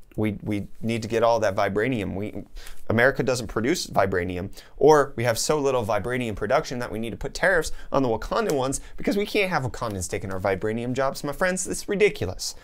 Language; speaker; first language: English; native; English